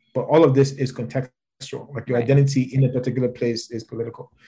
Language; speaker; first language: English; non-native, local second language; Yoruba